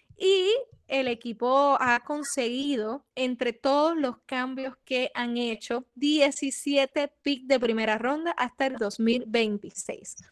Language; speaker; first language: Spanish; native; Spanish